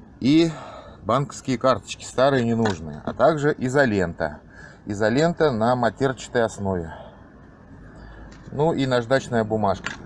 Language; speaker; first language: Russian; native; Russian